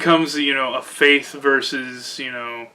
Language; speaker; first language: English; native; English